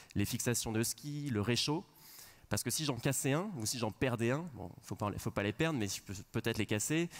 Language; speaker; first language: French; native; French